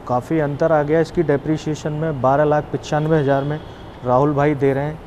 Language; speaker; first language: Hindi; native; Hindi